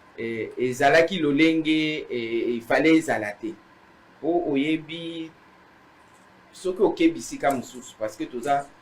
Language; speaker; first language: Lingala; native; Lingala